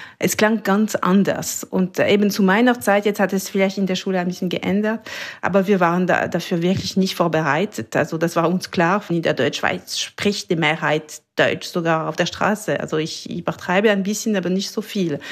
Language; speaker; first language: German; non-native, local second language; French